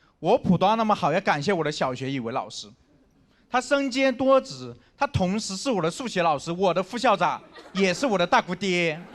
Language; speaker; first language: Chinese; non-native, local second language; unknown